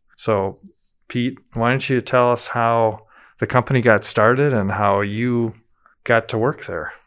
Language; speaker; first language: English; native; English